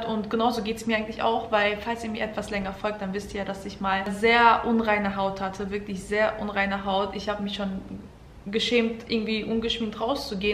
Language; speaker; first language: German; early bilingual, other home language; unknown